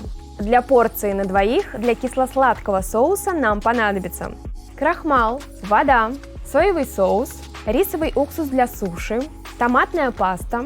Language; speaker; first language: Russian; native; Russian